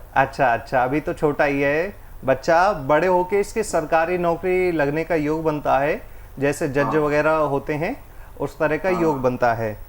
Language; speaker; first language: Hindi; native; Hindi